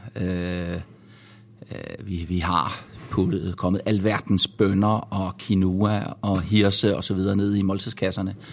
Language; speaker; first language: Danish; native; Danish